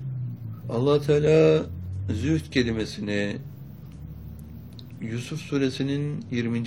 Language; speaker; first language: Turkish; native; Turkish